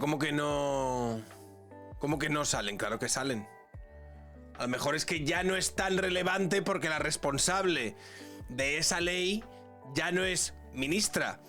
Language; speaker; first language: Spanish; native; Spanish